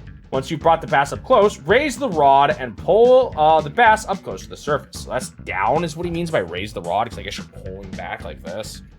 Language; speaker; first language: English; native; English